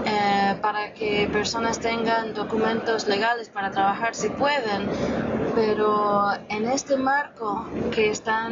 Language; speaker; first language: Spanish; non-native, fluent; English